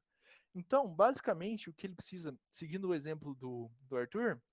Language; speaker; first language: Portuguese; native; Portuguese